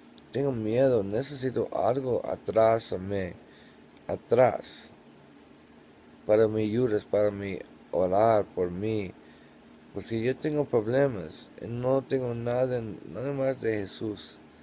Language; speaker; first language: Spanish; non-native, learner; English